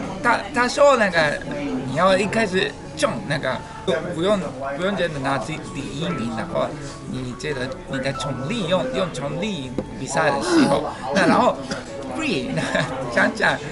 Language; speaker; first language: Chinese; non-native, learner; Japanese